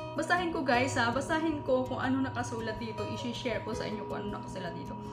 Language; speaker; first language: Filipino; native; Filipino